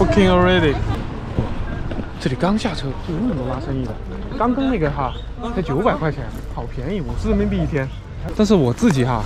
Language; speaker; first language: Chinese; native; Chinese